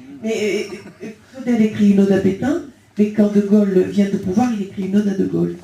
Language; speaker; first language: French; early bilingual, other home language; Spanish